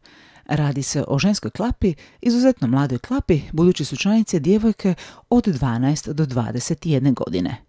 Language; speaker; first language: Croatian; native; Croatian